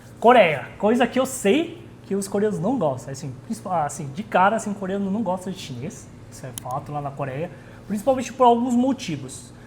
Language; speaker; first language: Portuguese; early bilingual, other home language; Korean